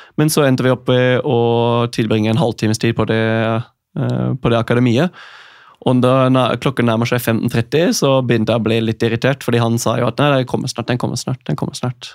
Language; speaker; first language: Norwegian; non-native, fluent; German